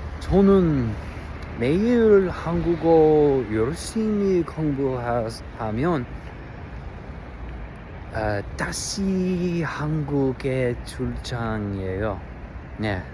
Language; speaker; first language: Korean; non-native, learner; English